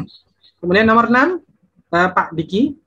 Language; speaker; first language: Indonesian; native; Indonesian